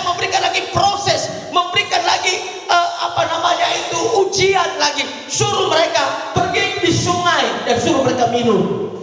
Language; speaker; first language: Indonesian; native; Indonesian